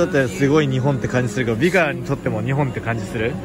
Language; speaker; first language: Japanese; native; Japanese